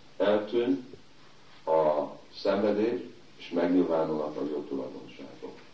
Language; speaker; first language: Hungarian; early bilingual, heritage; Hungarian